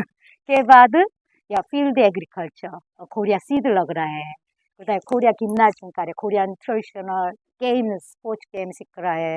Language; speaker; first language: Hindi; non-native, learner; Korean